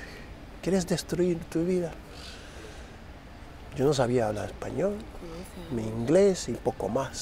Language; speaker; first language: Spanish; non-native, fluent; Krio